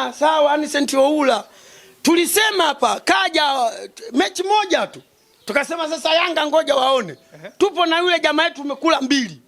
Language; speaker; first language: Swahili; native; Swahili